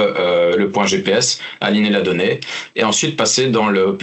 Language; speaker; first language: French; native; French